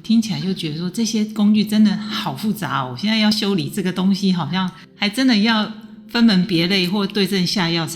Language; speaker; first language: Chinese; native; Chinese